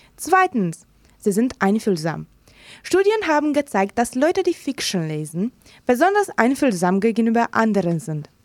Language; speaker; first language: German; non-native, fluent; Romanian